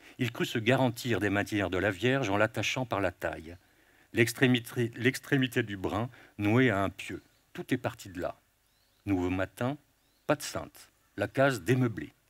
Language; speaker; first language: French; native; French